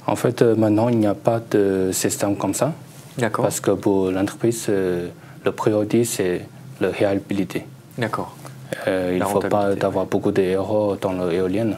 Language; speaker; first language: French; non-native, learner; Chinese